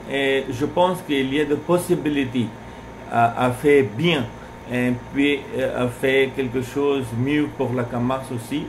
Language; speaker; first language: French; non-native, learner; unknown